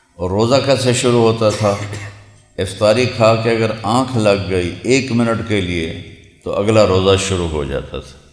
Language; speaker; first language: Urdu; non-native, local second language; Punjabi